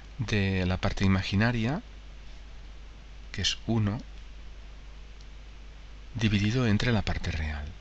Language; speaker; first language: Spanish; native; Spanish